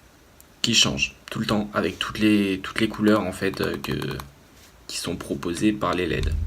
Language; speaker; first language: French; native; French